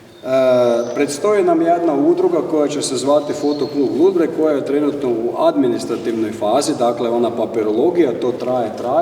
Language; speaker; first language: Croatian; native; Croatian